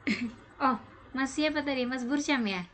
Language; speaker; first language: Indonesian; native; Indonesian